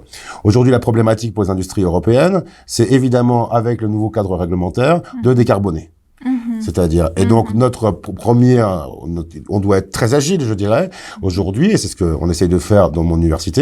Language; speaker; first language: French; native; French